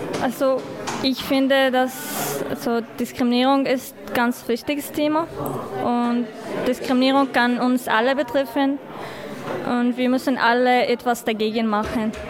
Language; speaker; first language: German; non-native, fluent; Arabic